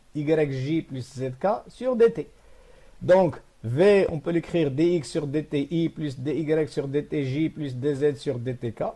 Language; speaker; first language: French; non-native, local second language; Arabic